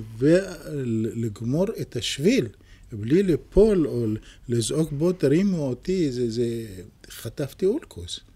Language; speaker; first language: Hebrew; native; Hebrew